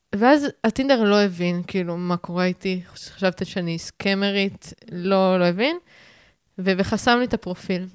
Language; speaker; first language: Hebrew; native; Hebrew